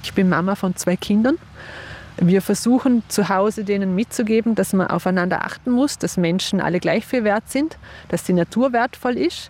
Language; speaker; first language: German; native; German